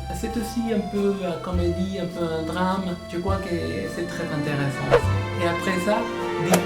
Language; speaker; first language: French; non-native, learner; Spanish